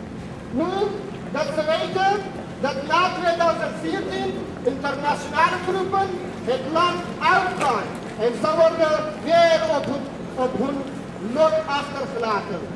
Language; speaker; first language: Dutch; non-native, fluent; Persian